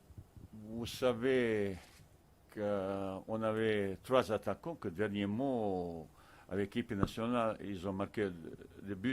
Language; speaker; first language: French; non-native, fluent; Bosnian